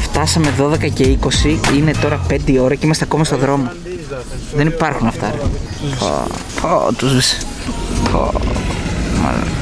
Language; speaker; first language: Greek; native; Greek